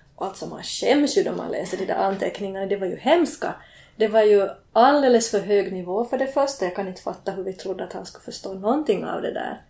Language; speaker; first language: Swedish; native; Swedish